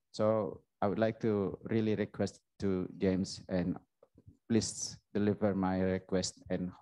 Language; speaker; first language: English; non-native, fluent; Indonesian